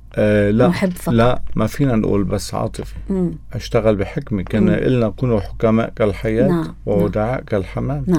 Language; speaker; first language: Arabic; native; Arabic